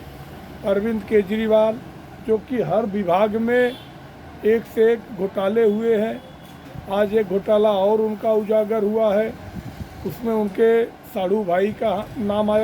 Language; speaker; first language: Hindi; native; Hindi